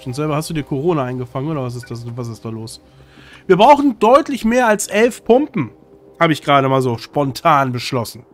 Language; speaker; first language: German; native; German